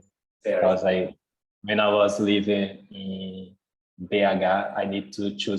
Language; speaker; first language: English; non-native, learner; Portuguese